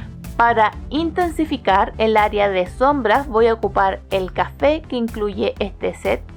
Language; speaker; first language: Spanish; native; Spanish